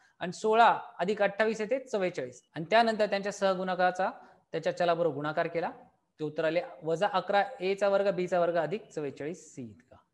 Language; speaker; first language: Marathi; native; Marathi